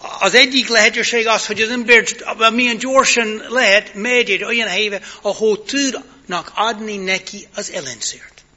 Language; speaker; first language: Hungarian; non-native, fluent; English